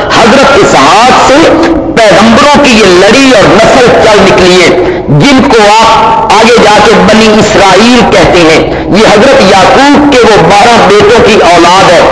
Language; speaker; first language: Urdu; non-native, local second language; Punjabi